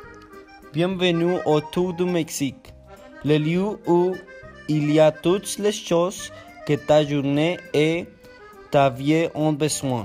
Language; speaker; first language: French; non-native, learner; Spanish